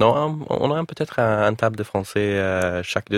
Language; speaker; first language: French; non-native, learner; Swedish